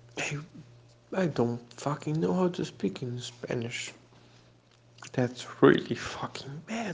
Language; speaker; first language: English; non-native, fluent; Portuguese